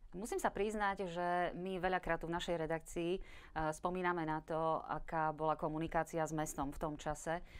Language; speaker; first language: Slovak; native; Slovak